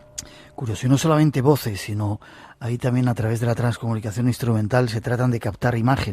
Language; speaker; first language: Spanish; native; Spanish